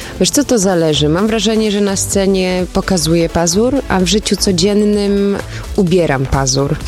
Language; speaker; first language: Polish; early bilingual, heritage; Polish